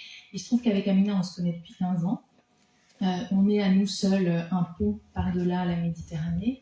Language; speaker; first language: French; native; French